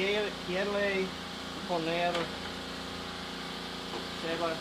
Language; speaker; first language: Spanish; non-native, learner; English